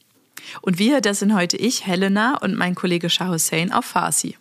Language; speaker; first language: German; native; German